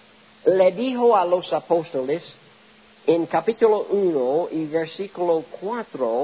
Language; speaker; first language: Spanish; non-native, learner; English